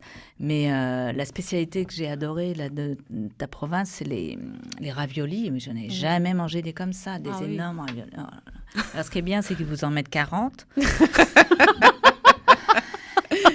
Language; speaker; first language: French; native; French